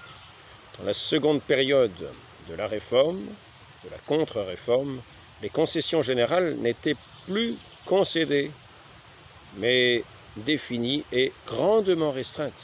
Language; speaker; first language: French; native; French